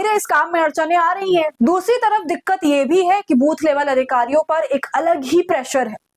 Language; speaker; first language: Hindi; native; Hindi